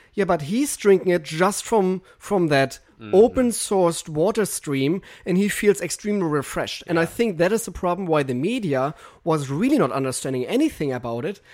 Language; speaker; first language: English; non-native, fluent; German